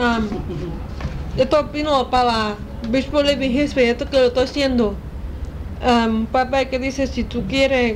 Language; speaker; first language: Spanish; early bilingual, heritage; Spanish